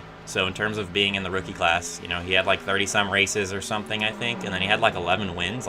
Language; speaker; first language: English; native; English